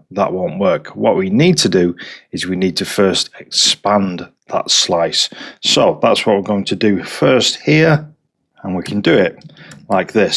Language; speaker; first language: English; native; English